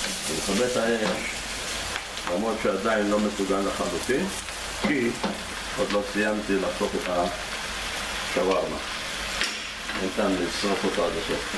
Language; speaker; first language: Hebrew; native; Hebrew